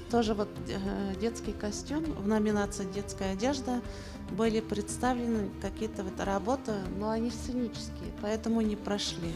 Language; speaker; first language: Russian; non-native, local second language; Bashkir